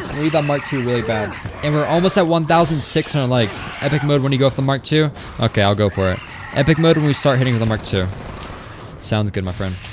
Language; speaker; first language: English; native; English